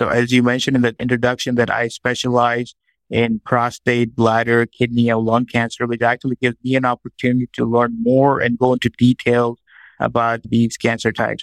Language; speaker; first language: English; non-native, local second language; Urdu